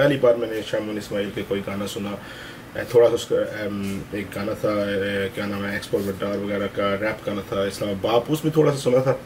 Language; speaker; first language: Hindi; early bilingual, other home language; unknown